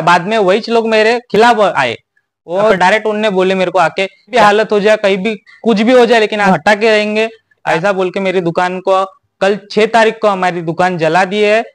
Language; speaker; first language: Hindi; non-native, local second language; Marathi